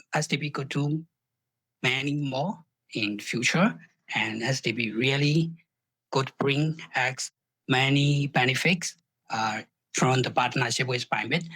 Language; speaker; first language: English; non-native, fluent; Burmese